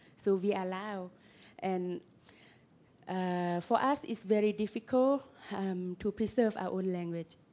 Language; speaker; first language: English; non-native, learner; Lao